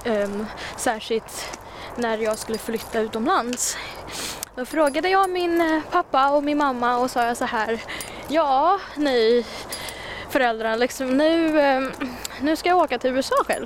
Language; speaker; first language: Swedish; non-native, fluent; Chinese